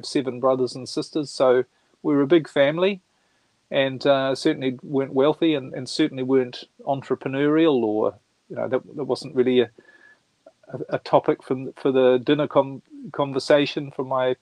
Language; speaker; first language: English; native; English